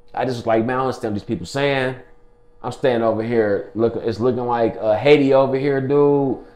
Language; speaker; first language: English; native; English